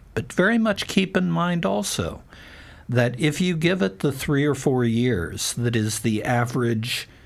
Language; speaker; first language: English; native; English